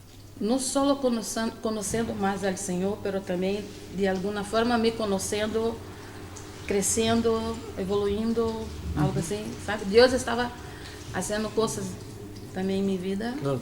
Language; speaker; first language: Spanish; non-native, fluent; Portuguese